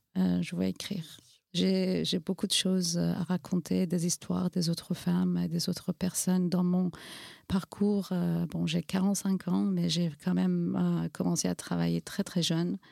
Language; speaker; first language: French; non-native, fluent; Kurdish